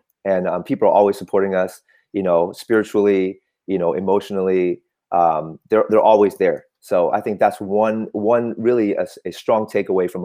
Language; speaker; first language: English; early bilingual, other home language; Cantonese